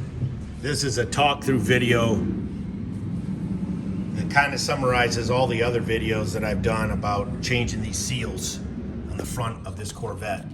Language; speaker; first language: English; native; English